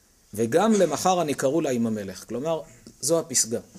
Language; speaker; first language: Hebrew; native; Hebrew